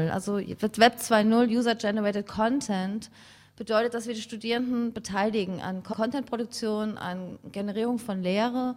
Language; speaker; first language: German; native; German